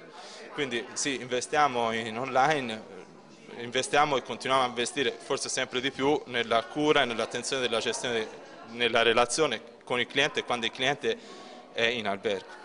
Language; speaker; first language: Italian; native; Italian